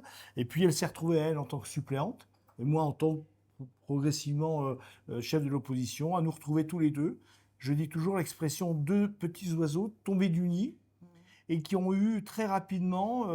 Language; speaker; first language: French; native; French